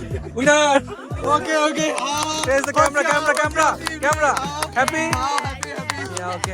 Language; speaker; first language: English; non-native, learner; Bangla